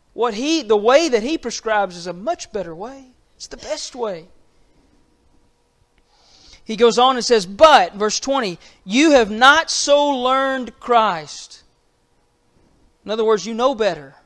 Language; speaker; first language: English; native; English